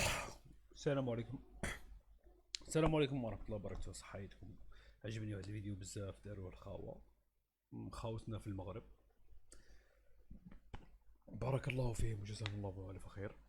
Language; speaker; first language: Arabic; native; Arabic